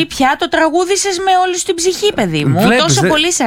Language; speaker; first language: Greek; native; Greek